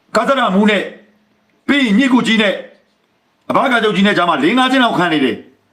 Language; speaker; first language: Burmese; native; Burmese